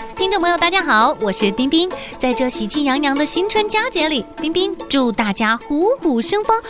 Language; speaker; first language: Chinese; native; Chinese